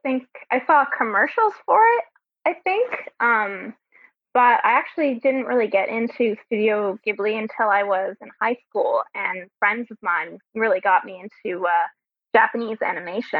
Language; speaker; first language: English; native; English